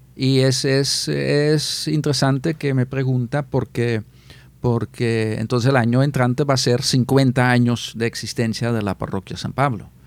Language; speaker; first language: Spanish; non-native, fluent; Dutch